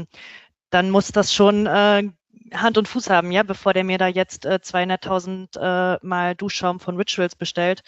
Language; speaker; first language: German; native; German